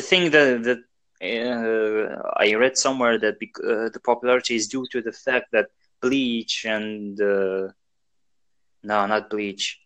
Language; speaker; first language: English; non-native, fluent; Arabic